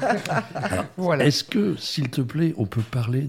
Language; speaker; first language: French; native; French